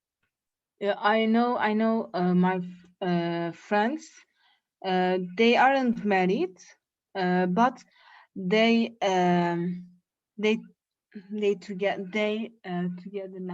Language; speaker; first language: English; non-native, learner; Turkish